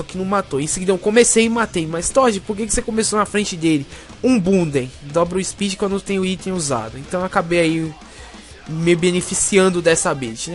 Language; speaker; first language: Portuguese; native; Portuguese